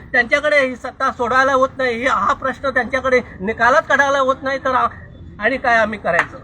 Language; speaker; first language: Marathi; non-native, local second language; Konkani